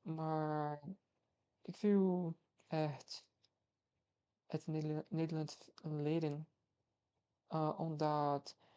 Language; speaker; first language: Dutch; non-native, learner; Portuguese